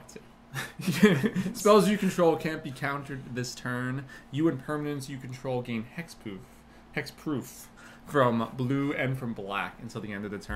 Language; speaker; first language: English; native; English